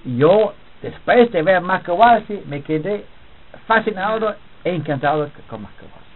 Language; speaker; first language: Spanish; non-native, fluent; English